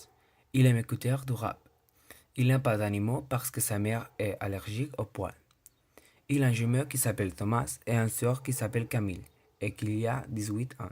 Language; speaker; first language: French; non-native, learner; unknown